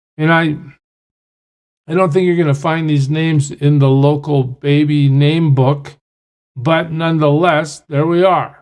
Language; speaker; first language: English; native; English